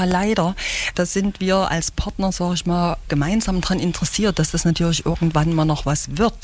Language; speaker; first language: German; native; German